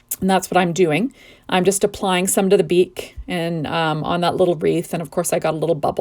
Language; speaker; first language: English; native; English